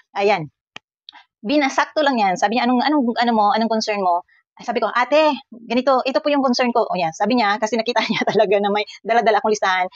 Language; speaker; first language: Filipino; non-native, local second language; Cebuano